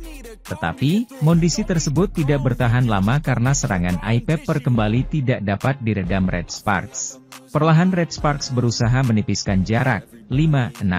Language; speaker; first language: Indonesian; native; Indonesian